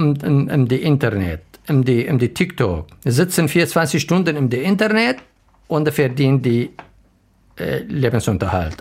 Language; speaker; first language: German; non-native, learner; Arabic